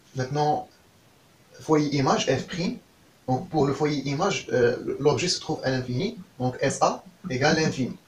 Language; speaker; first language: French; non-native, local second language; Arabic